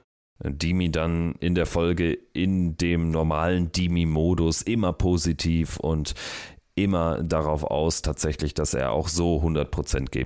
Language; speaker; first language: German; native; German